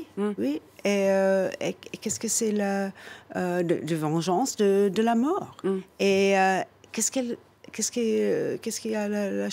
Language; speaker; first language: French; non-native, fluent; English